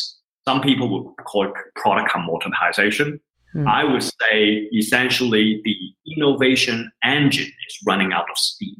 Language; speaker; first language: English; non-native, local second language; Cantonese